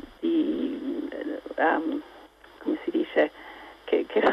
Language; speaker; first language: Italian; non-native, local second language; English